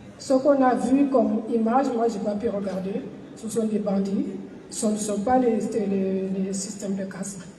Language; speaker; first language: French; non-native, local second language; Soninke